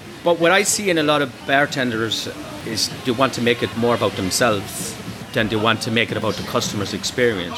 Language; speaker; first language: English; native; English